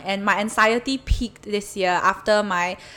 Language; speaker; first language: English; non-native, local second language; Chinese